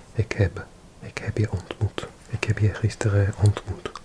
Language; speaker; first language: Dutch; non-native, learner; English